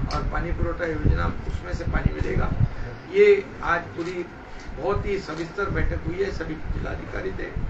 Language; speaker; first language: Hindi; non-native, local second language; Marathi